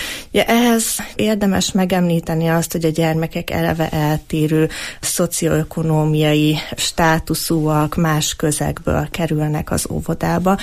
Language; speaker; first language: Hungarian; native; Hungarian